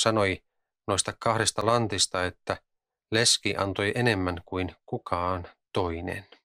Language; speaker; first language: Finnish; native; Finnish